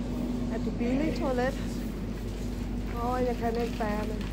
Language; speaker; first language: Danish; non-native, learner; Thai